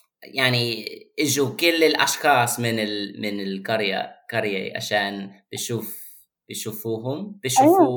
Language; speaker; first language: Arabic; non-native, fluent; English